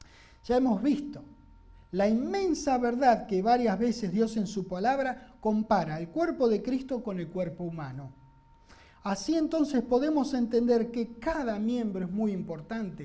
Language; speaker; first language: Spanish; native; Spanish